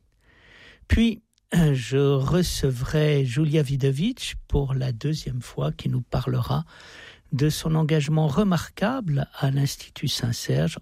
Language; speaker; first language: French; native; French